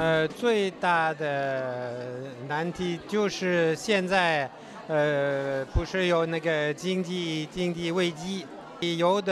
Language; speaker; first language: Chinese; non-native, fluent; French